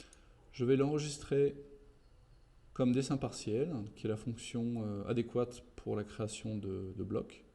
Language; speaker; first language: French; native; French